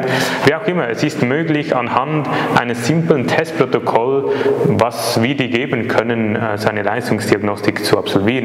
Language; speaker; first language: German; native; German